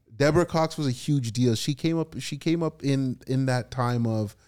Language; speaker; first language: English; native; English